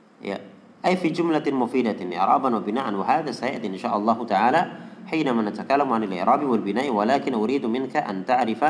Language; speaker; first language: Arabic; non-native, fluent; Indonesian